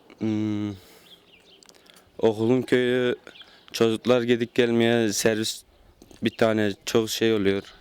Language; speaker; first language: Turkish; native; Turkish